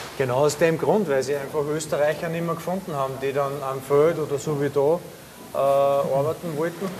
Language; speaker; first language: German; native; German